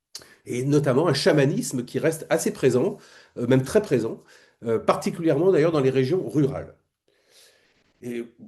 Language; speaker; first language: French; native; French